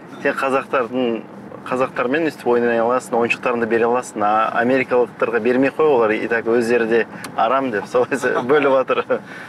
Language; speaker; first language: Kazakh; native; Kazakh